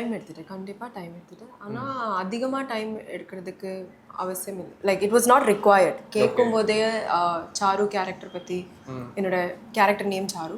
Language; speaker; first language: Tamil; early bilingual, heritage; Tamil